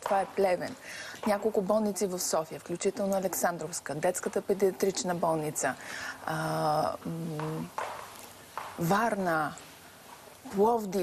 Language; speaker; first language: Bulgarian; native; Bulgarian